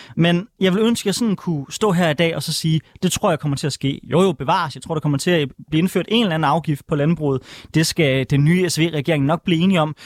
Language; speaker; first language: Danish; native; Danish